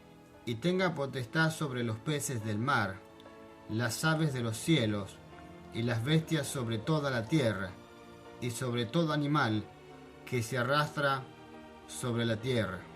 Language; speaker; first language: Spanish; non-native, fluent; French